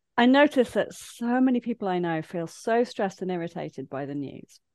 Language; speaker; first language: English; native; English